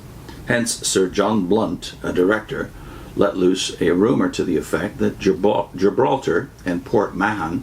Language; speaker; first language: English; native; English